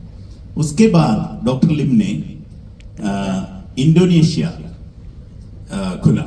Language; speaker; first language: Hindi; non-native, learner; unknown